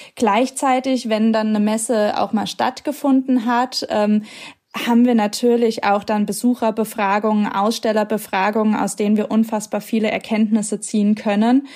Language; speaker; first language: German; native; German